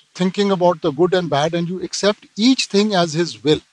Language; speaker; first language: English; non-native, local second language; Punjabi